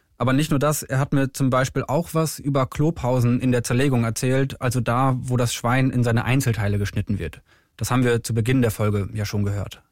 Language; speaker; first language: German; native; German